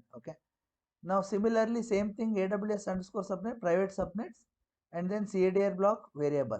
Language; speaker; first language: English; non-native, local second language; Kannada